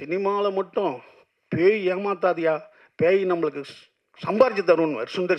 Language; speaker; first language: Tamil; native; Tamil